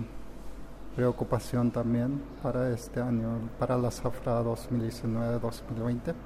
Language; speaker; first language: Spanish; non-native, local second language; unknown